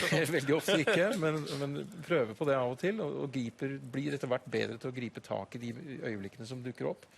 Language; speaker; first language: Norwegian; native; Norwegian